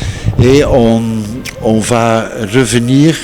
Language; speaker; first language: French; non-native, local second language; Dutch